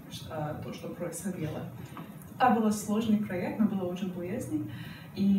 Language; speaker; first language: Russian; non-native, learner; English